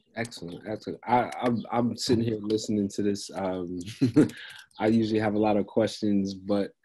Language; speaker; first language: English; native; English